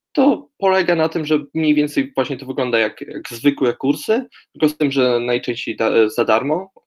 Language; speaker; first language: Polish; non-native, fluent; Russian